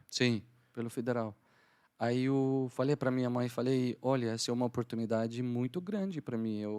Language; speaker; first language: Portuguese; non-native, fluent; Arabic